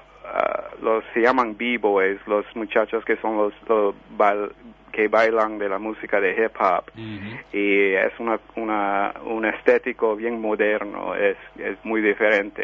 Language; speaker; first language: Spanish; early bilingual, heritage; Spanish